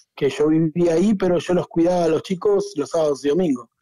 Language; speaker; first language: Spanish; native; Spanish